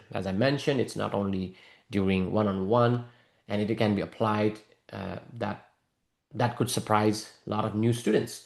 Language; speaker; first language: English; non-native, fluent; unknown